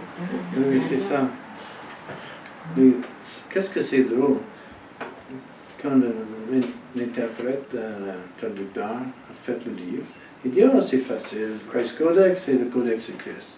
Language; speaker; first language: French; non-native, fluent; English